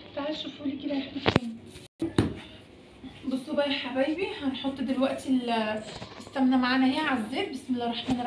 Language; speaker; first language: Arabic; native; Arabic